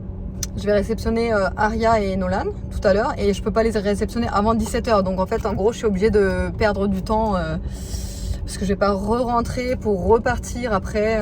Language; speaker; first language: French; native; French